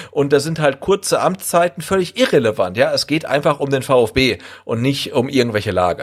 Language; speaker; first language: German; native; German